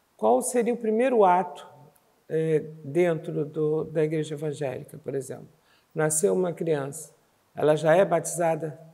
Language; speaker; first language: Portuguese; native; Portuguese